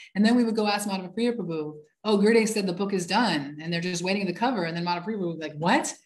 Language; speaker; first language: English; native; English